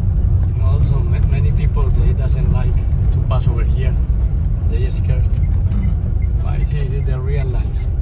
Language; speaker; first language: English; non-native, fluent; Spanish